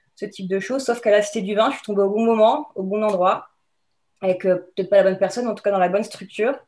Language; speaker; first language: French; native; French